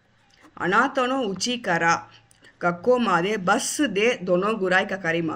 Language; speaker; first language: Japanese; non-native, fluent; Tamil